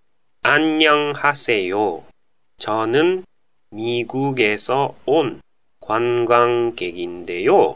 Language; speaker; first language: Korean; non-native, fluent; Japanese